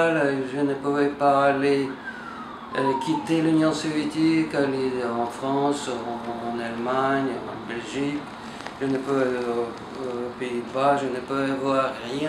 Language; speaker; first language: French; non-native, learner; Russian